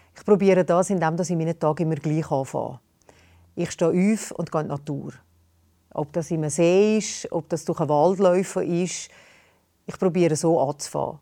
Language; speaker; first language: German; native; German